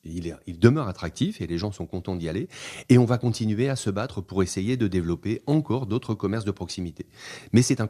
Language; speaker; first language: French; native; French